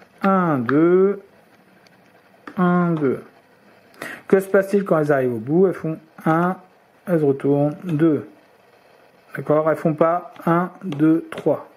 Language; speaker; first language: French; native; French